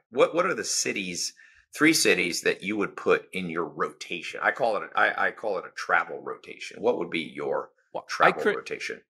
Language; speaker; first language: English; native; English